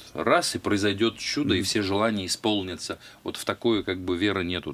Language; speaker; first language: Russian; native; Russian